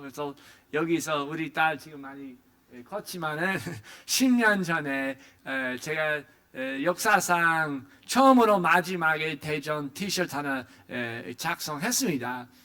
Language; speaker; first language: Korean; non-native, fluent; English